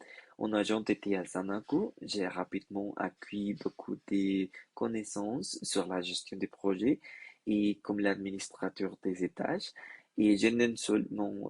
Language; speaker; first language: French; non-native, learner; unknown